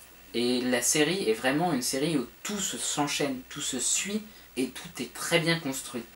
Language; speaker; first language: French; native; French